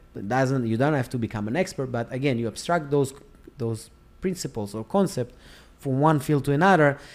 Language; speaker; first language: English; non-native, fluent; Hebrew